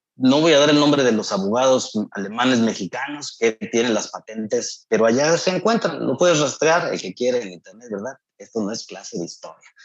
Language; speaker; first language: Spanish; native; Spanish